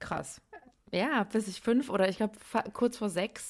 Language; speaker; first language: German; early bilingual, other home language; Persian